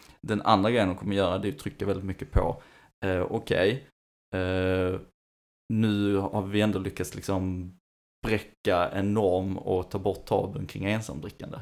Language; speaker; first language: Swedish; native; Swedish